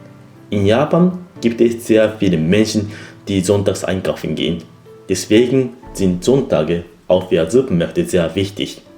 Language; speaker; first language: German; non-native, fluent; Japanese